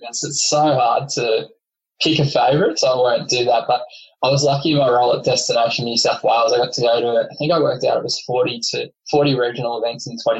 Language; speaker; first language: English; native; English